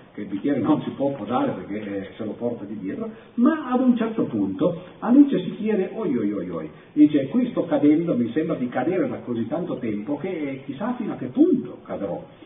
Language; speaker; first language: Italian; native; Italian